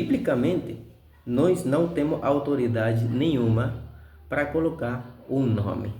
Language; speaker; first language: Portuguese; non-native, fluent; Spanish